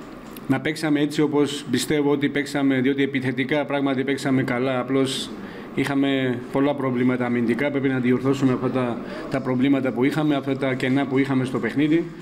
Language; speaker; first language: Greek; non-native, fluent; Georgian